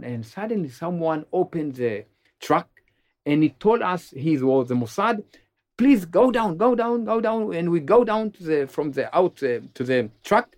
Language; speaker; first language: English; non-native, learner; Amharic